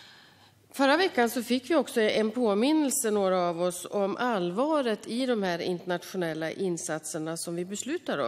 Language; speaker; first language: Swedish; native; Swedish